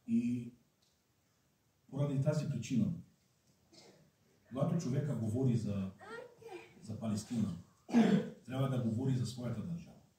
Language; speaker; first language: Bulgarian; non-native, fluent; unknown